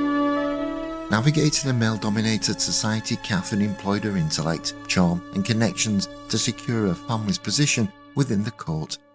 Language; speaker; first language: English; native; English